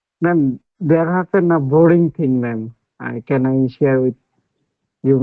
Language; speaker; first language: English; non-native, learner; Bangla